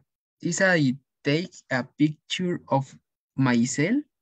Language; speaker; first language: English; non-native, learner; Spanish